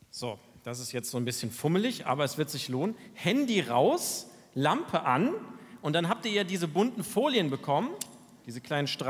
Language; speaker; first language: German; native; German